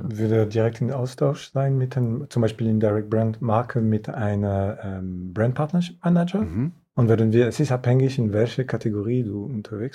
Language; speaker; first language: German; non-native, fluent; French